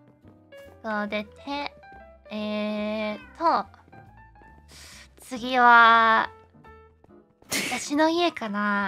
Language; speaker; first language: Japanese; non-native, learner; English